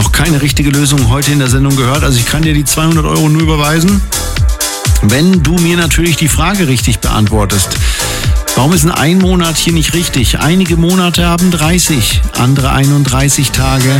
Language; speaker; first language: German; native; German